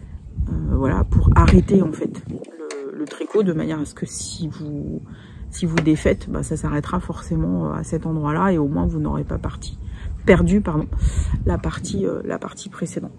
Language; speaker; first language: French; native; French